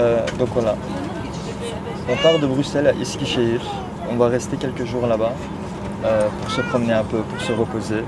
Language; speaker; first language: French; early bilingual, heritage; Turkish